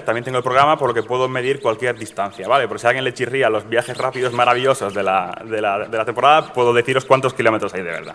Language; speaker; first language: Spanish; native; Spanish